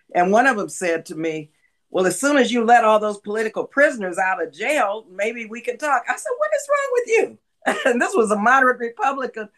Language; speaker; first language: English; native; English